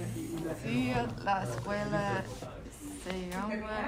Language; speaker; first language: Spanish; non-native, learner; English